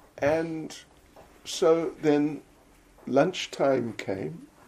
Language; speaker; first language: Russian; non-native, learner; English